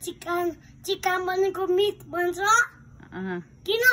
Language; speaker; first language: Nepali; early bilingual, heritage; Nepali